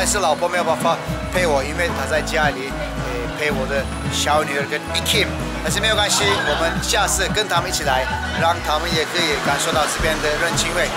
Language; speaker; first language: Chinese; non-native, fluent; Turkish